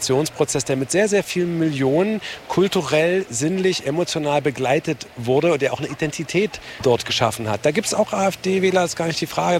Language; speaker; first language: German; native; German